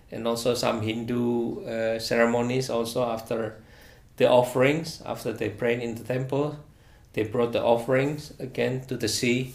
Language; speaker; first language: English; non-native, fluent; Indonesian